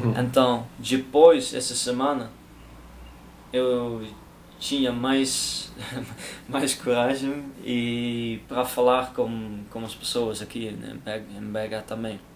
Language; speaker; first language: Portuguese; non-native, learner; Dutch